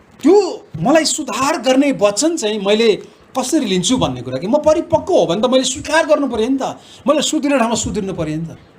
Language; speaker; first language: Nepali; non-native, local second language; Eastern Tamang